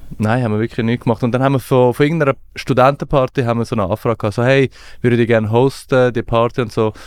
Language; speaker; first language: German; early bilingual, other home language; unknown